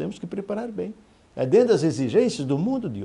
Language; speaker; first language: Portuguese; native; Portuguese